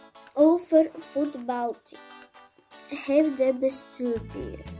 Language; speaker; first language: Dutch; non-native, learner; Russian